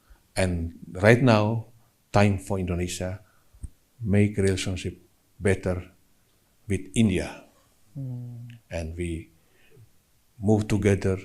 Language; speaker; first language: English; non-native, learner; Indonesian